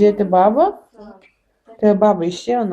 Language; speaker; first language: Lithuanian; native; Lithuanian